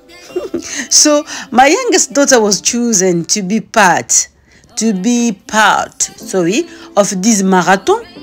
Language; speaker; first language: English; non-native, fluent; Lingala